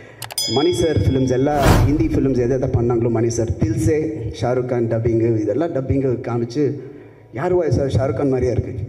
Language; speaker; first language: Tamil; non-native, local second language; Telugu